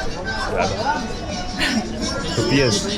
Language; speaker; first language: Spanish; non-native, learner; English